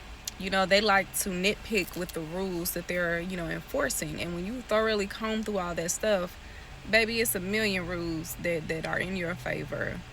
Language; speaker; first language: English; native; English